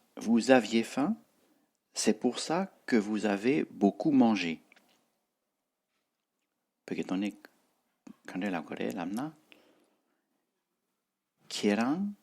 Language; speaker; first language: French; non-native, fluent; Tibetan